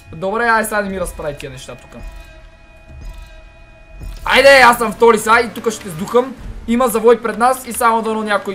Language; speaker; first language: Bulgarian; native; Bulgarian